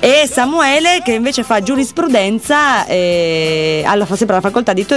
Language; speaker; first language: Italian; native; Italian